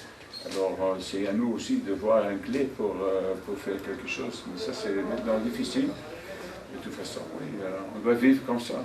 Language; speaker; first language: French; non-native, fluent; Dutch